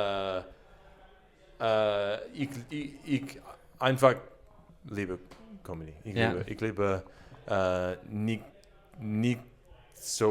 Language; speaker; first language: German; non-native, learner; English